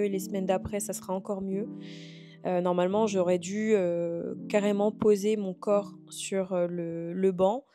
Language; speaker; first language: French; native; French